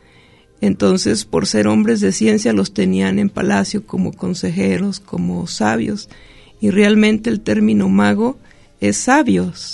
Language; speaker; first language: Spanish; native; Spanish